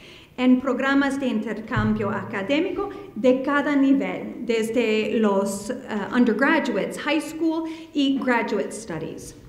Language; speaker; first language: Spanish; non-native, fluent; English